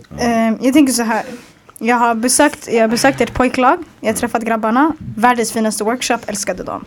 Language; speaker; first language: Swedish; early bilingual, other home language; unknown